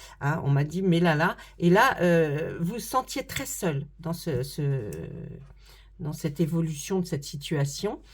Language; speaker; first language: French; native; French